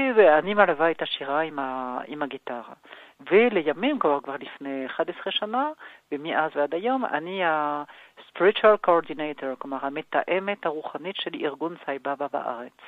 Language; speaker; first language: Hebrew; non-native, fluent; French